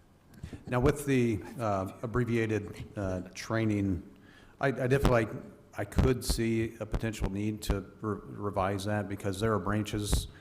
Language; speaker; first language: English; native; English